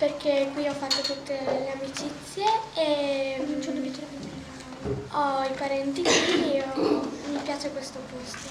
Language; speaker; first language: Italian; early bilingual, other home language; English